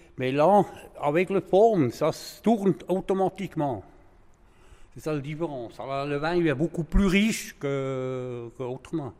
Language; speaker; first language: French; non-native, local second language; Swiss German